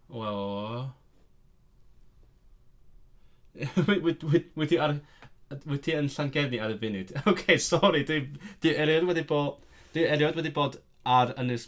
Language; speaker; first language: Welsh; non-native, learner; Cantonese